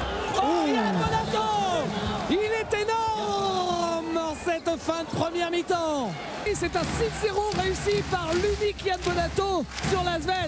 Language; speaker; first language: French; native; French